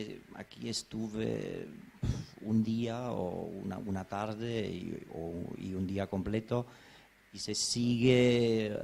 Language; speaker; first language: Spanish; non-native, fluent; German